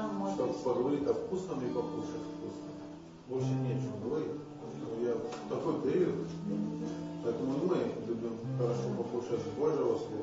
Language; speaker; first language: Russian; non-native, local second language; Lithuanian